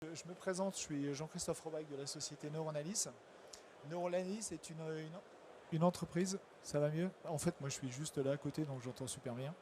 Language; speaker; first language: French; native; French